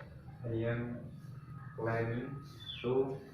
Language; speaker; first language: English; non-native, learner; Indonesian